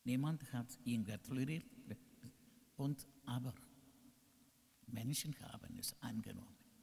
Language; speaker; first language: German; non-native, learner; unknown